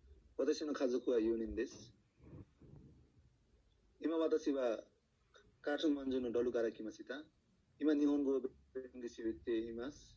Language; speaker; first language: Japanese; non-native, learner; Nepali